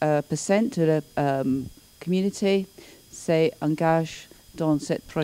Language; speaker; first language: French; non-native, learner; English